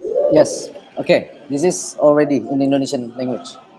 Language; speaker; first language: English; non-native, fluent; Indonesian